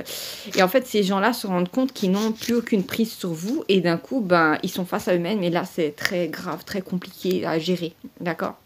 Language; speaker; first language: French; native; French